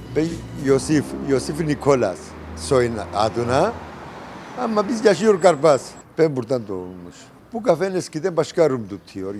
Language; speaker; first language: Turkish; non-native, local second language; Greek